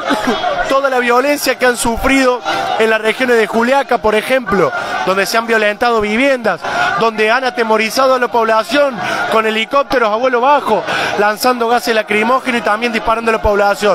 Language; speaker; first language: Spanish; native; Spanish